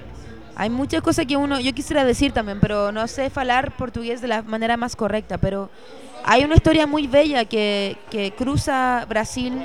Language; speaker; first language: Spanish; early bilingual, heritage; Spanish